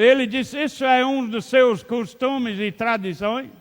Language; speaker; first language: Portuguese; non-native, learner; English